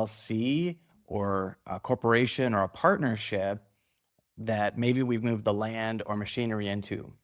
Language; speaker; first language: English; native; English